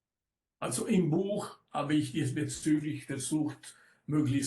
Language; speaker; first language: German; non-native, local second language; Italian